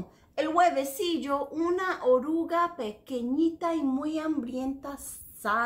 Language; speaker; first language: Spanish; non-native, fluent; English